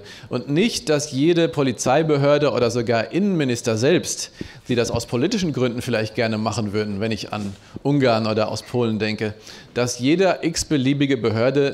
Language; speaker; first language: German; native; German